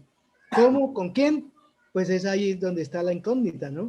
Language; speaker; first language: Spanish; native; Spanish